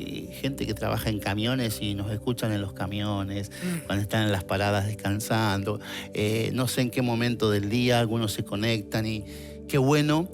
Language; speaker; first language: Spanish; native; Spanish